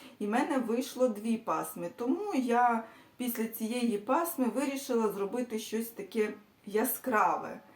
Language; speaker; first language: Ukrainian; native; Ukrainian